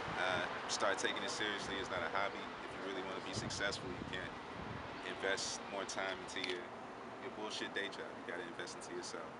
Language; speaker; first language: English; native; English